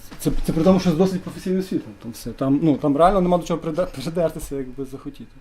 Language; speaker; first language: Ukrainian; native; Ukrainian